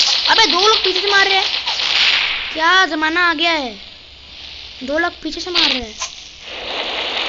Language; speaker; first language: Hindi; native; Hindi